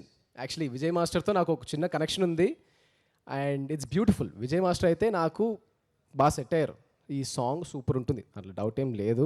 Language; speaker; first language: Telugu; early bilingual, heritage; Telugu